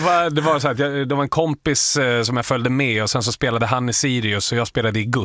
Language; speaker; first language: Swedish; native; Swedish